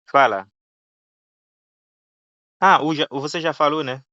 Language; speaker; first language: Portuguese; non-native, fluent; Haitian Creole